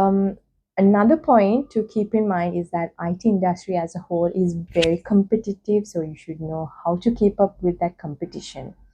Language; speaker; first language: English; non-native, local second language; Sinhala